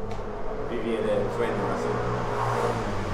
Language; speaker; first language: Spanish; non-native, fluent; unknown